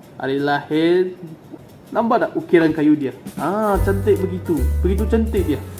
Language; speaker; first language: Malay; non-native, local second language; Chinese